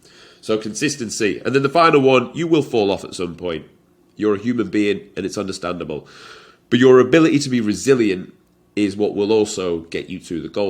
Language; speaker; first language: English; native; English